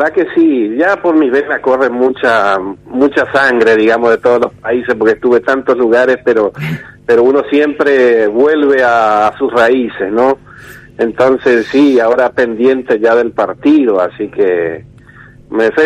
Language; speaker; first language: Spanish; non-native, local second language; Guarani